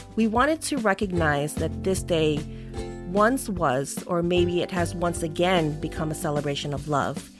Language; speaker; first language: English; non-native, local second language; Filipino